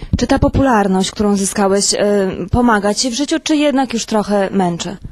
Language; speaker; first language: Polish; native; Polish